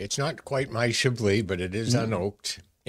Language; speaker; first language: English; native; English